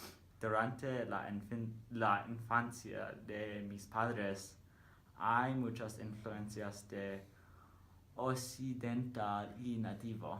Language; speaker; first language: Spanish; non-native, learner; English